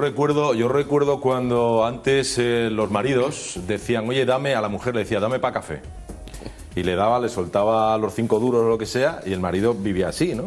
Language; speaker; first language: Spanish; native; Spanish